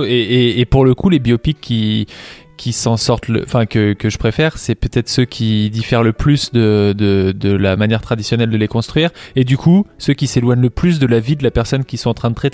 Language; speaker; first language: French; native; French